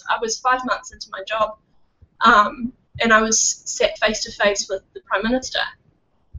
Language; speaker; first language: English; native; English